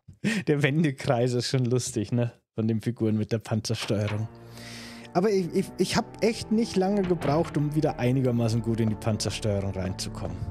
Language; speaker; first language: German; native; German